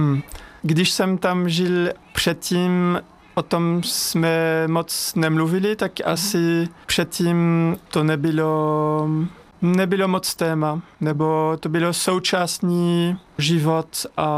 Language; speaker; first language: Czech; non-native, fluent; French